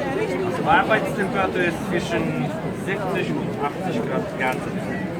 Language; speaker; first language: German; non-native, fluent; Polish